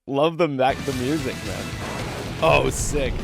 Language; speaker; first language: English; native; English